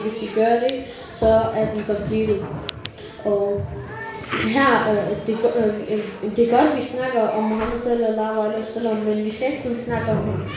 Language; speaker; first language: Danish; early bilingual, other home language; Urdu